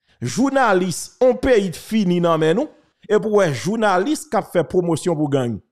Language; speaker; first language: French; non-native, local second language; Haitian Creole